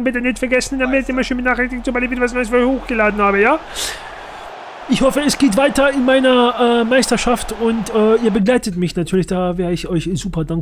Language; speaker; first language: German; native; German